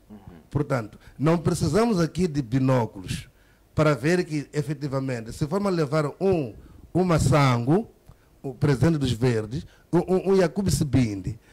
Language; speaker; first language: Portuguese; native; Portuguese